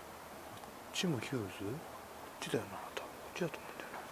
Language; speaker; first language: Japanese; native; Japanese